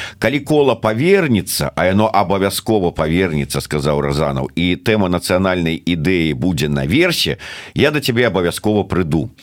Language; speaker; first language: Belarusian; native; Belarusian